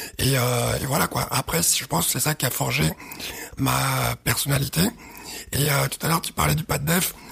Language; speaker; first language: French; early bilingual, other home language; Arabic